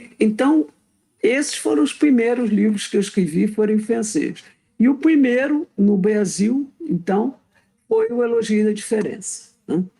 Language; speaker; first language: Portuguese; native; Portuguese